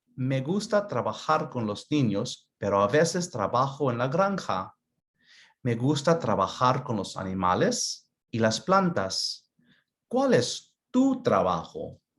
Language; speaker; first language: Spanish; early bilingual, other home language; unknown